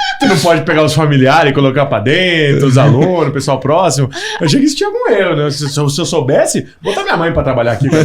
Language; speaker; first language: Portuguese; non-native, fluent; Italian